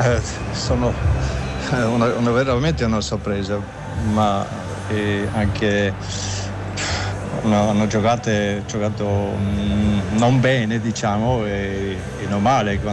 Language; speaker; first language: Italian; non-native, learner; German